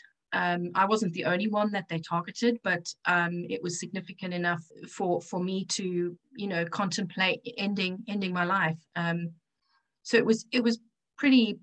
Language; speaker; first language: English; native; English